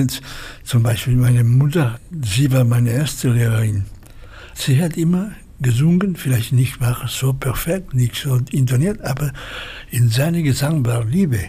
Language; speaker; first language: German; non-native, fluent; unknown